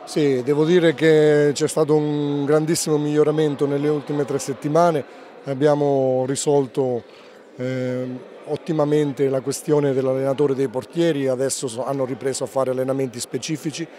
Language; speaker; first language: Italian; native; Italian